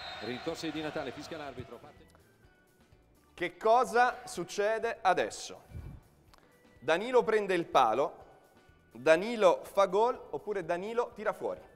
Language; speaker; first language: Italian; native; Italian